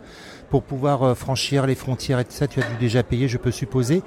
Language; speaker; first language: French; native; French